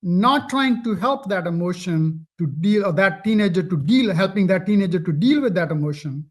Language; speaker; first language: English; non-native, local second language; Punjabi